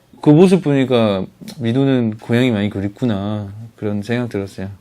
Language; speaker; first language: Korean; non-native, fluent; French